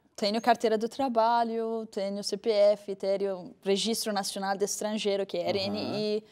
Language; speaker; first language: Portuguese; non-native, fluent; Arabic